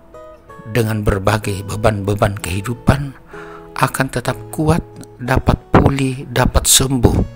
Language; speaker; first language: Indonesian; native; Indonesian